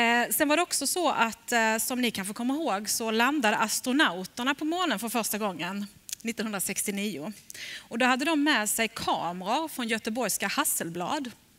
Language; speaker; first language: Swedish; native; Swedish